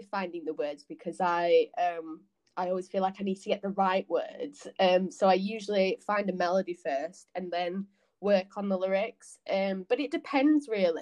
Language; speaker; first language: English; native; English